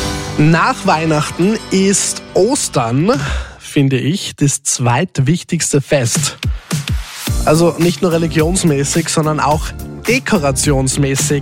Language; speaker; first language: German; native; German